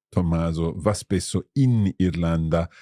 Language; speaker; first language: Italian; non-native, learner; English